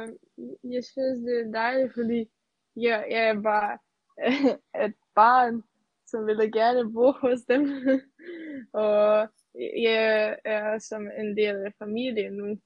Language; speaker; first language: Danish; non-native, learner; Serbian